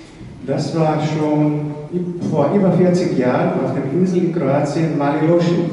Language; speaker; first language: German; non-native, fluent; Slovenian